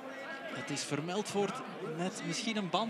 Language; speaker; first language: Dutch; native; Dutch